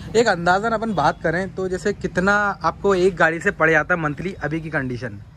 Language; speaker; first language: Hindi; native; Hindi